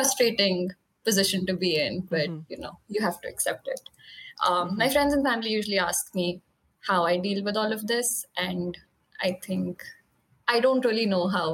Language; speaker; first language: English; non-native, local second language; Hindi